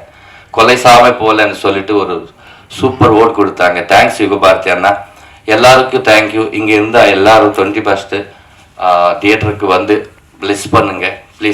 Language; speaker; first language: Tamil; non-native, learner; Telugu